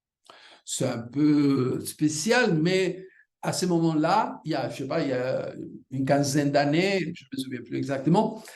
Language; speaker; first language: French; non-native, fluent; Spanish